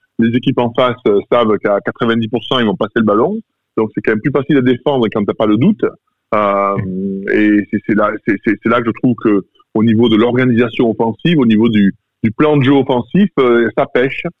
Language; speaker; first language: French; native; French